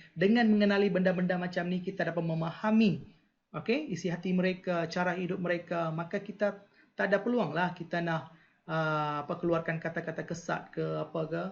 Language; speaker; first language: Malay; non-native, local second language; Tamil